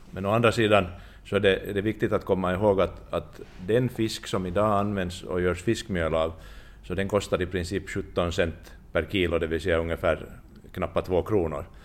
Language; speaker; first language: Swedish; non-native, fluent; Finnish